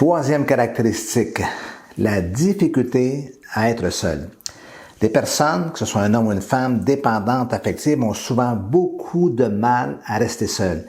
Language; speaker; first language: French; native; French